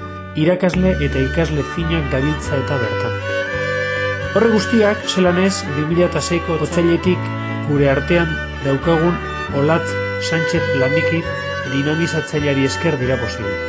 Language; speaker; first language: Basque; native; Basque